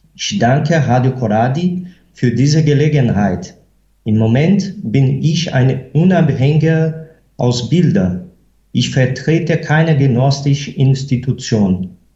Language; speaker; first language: German; non-native, fluent; Portuguese